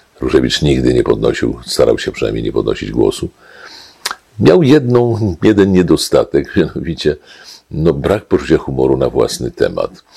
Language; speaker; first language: Polish; native; Polish